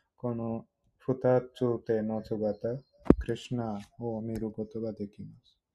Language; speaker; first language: Japanese; non-native, learner; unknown